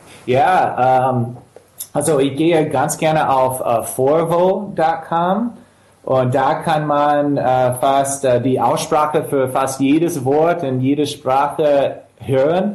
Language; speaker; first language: German; non-native, fluent; English